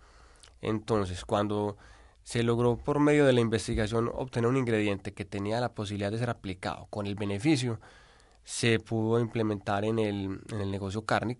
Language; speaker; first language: Spanish; native; Spanish